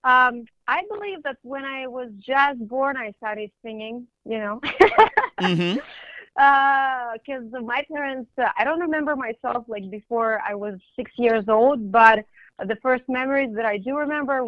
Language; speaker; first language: English; non-native, fluent; Russian